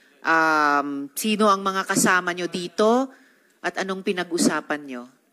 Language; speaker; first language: Filipino; native; Filipino